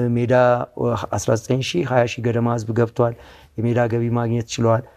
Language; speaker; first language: Amharic; native; Amharic